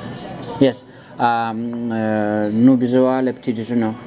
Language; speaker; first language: French; non-native, learner; Russian